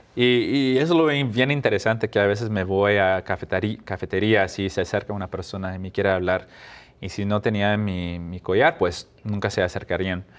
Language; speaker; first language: Spanish; early bilingual, heritage; Spanish